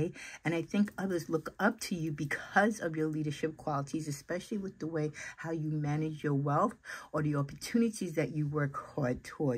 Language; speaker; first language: English; native; English